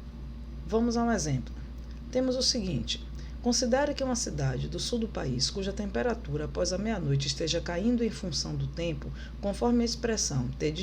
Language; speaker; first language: Portuguese; native; Portuguese